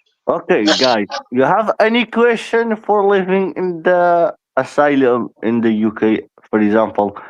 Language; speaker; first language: English; non-native, learner; Persian